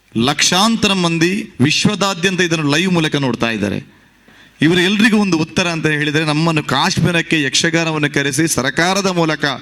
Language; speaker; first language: Kannada; non-native, local second language; Tulu